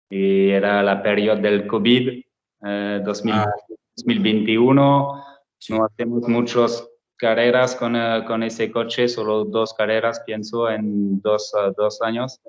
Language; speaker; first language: Spanish; non-native, learner; French